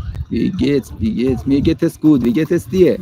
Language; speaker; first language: German; non-native, learner; Persian